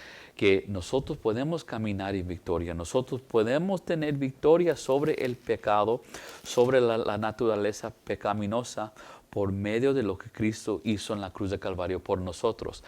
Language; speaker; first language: Spanish; early bilingual, heritage; English